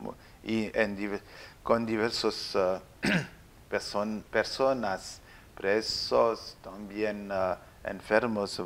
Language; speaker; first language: Spanish; non-native, learner; French